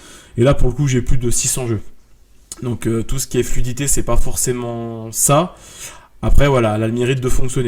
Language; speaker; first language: French; native; French